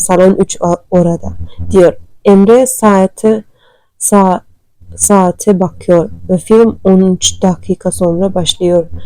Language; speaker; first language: Turkish; non-native, learner; Turkmen